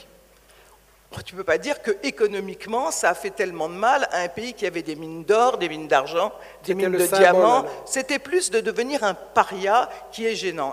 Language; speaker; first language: French; native; French